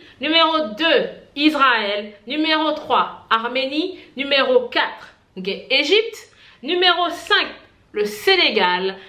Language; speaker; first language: French; non-native, local second language; Haitian Creole